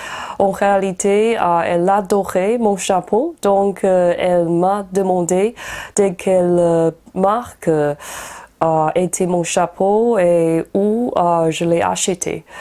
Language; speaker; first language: French; non-native, fluent; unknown